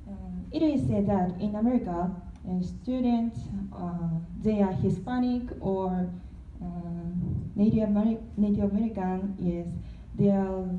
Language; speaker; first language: English; non-native, learner; Korean